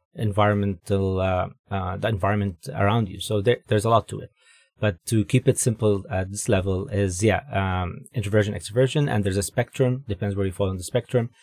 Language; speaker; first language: English; non-native, fluent; Arabic